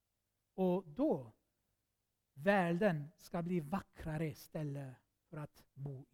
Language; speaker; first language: Swedish; non-native, fluent; Armenian